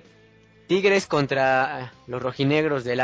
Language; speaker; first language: Spanish; native; Spanish